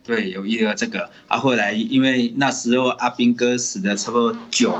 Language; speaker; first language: Chinese; native; Chinese